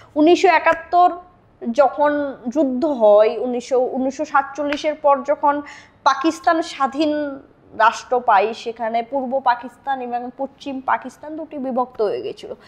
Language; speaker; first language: Bangla; native; Bangla